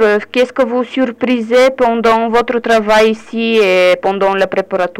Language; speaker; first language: French; non-native, learner; Bulgarian